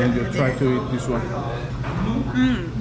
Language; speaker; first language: English; non-native, learner; Korean